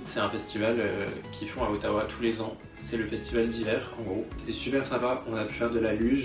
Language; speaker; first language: French; native; French